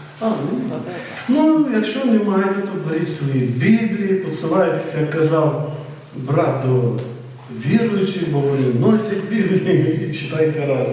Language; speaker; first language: Ukrainian; native; Ukrainian